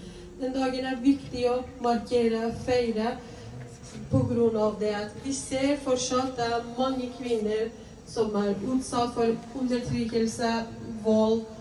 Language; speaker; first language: Swedish; non-native, fluent; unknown